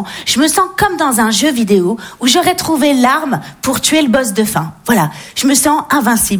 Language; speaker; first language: French; native; French